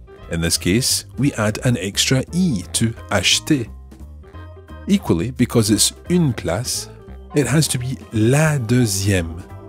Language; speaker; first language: English; native; English